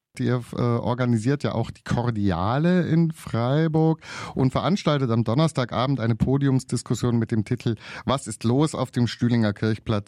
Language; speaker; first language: German; native; German